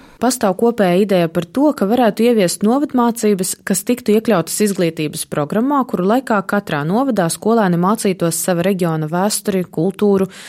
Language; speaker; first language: Latvian; native; Latvian